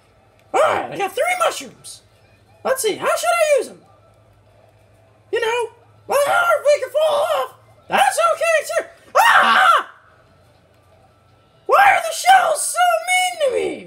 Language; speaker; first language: English; native; English